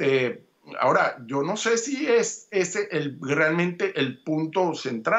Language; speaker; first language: Spanish; native; Spanish